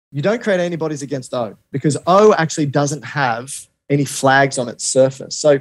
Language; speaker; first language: English; native; English